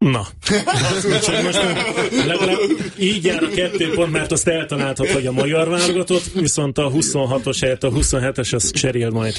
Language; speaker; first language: Hungarian; native; Hungarian